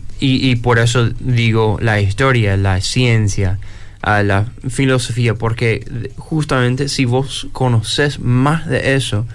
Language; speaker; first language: Spanish; non-native, fluent; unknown